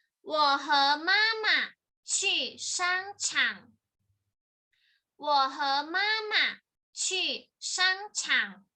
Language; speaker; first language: Chinese; non-native, fluent; Thai